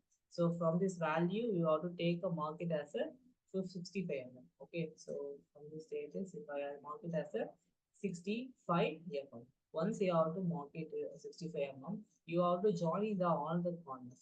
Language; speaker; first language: English; non-native, local second language; Tamil